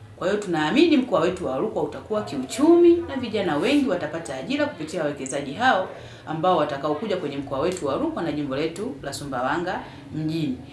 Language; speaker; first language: Swahili; native; Swahili